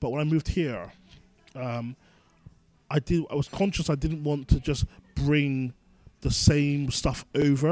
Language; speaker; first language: English; native; English